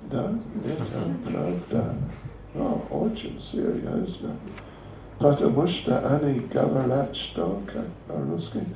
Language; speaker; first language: Russian; non-native, learner; English